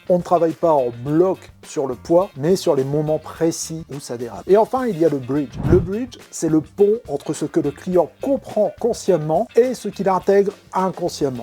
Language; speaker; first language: French; native; French